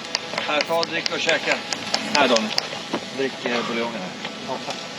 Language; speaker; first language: Swedish; native; Swedish